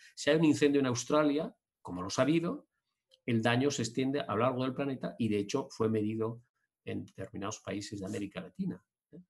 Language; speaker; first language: Spanish; native; Spanish